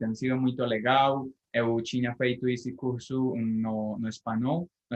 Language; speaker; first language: Portuguese; non-native, fluent; Spanish